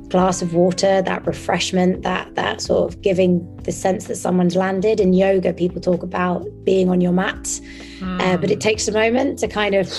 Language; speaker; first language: English; early bilingual, other home language; French